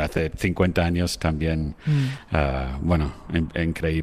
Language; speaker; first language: Spanish; non-native, fluent; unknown